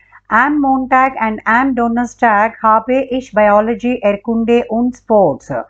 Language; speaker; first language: German; non-native, fluent; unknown